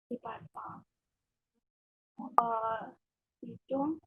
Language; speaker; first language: Chinese; non-native, learner; Indonesian